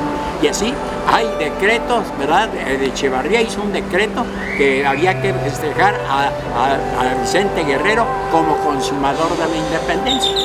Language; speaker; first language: Spanish; native; Spanish